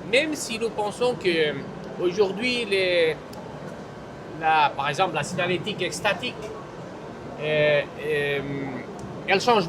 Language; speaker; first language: French; non-native, fluent; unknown